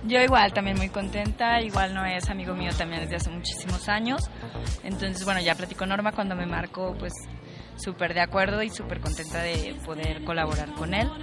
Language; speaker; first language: Spanish; native; Spanish